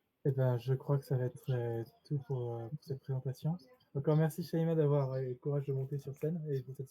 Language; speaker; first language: French; native; French